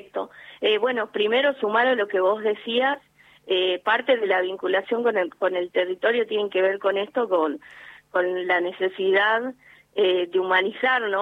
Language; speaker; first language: Spanish; native; Spanish